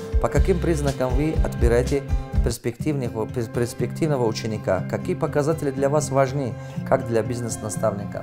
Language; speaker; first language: Russian; non-native, fluent; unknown